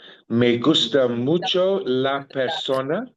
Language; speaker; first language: Spanish; non-native, learner; English